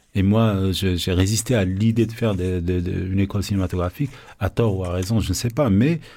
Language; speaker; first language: French; non-native, local second language; Arabic